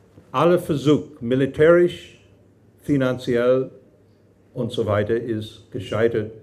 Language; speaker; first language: German; non-native, fluent; English